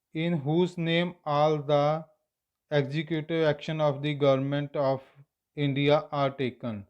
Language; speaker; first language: English; non-native, local second language; Punjabi